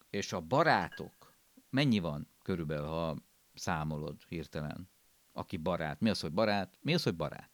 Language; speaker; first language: Hungarian; native; Hungarian